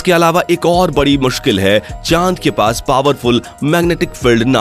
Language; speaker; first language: Hindi; native; Hindi